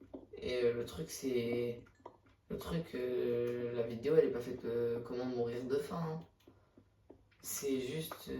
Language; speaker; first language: French; native; French